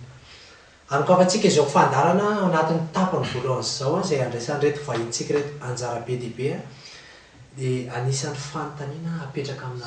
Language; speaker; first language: Malagasy; native; Malagasy